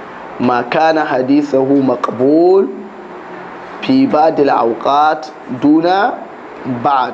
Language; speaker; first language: Arabic; non-native, fluent; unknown